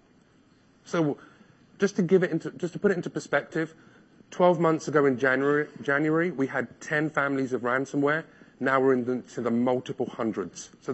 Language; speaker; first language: English; native; English